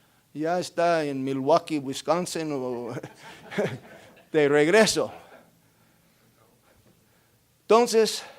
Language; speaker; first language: Spanish; non-native, fluent; English